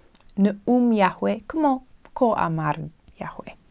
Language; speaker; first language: Hebrew; non-native, fluent; English